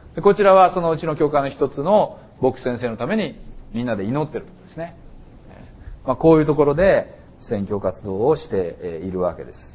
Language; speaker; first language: Japanese; native; Japanese